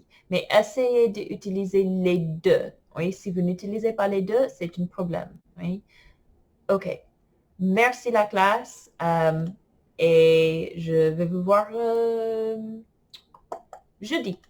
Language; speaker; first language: French; non-native, fluent; English